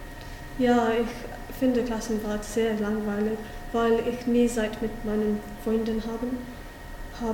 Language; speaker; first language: German; non-native, learner; English